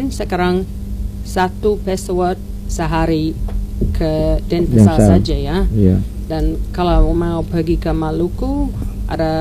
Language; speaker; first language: Indonesian; non-native, learner; English